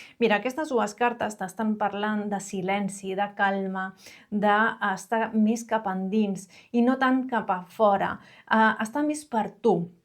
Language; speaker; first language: Catalan; non-native, local second language; Spanish